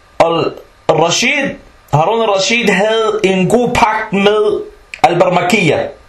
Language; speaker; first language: Danish; early bilingual, other home language; Arabic